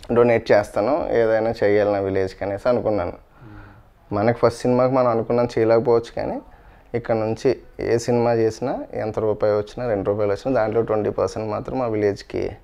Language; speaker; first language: Telugu; native; Telugu